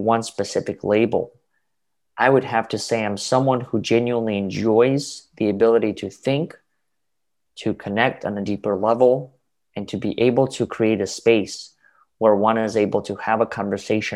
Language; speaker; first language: English; early bilingual, other home language; Russian